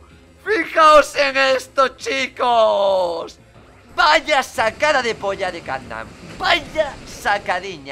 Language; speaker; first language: Spanish; native; Spanish